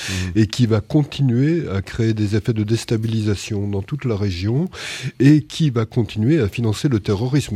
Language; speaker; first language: French; native; French